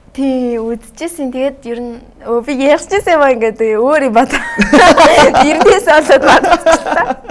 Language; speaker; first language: Mongolian; native; Mongolian